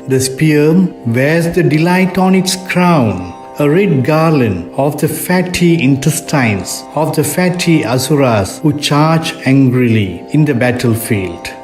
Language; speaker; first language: English; non-native, local second language; Tamil